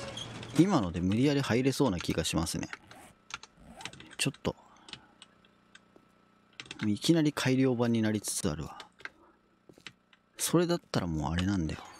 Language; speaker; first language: Japanese; native; Japanese